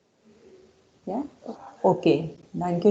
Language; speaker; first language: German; non-native, fluent; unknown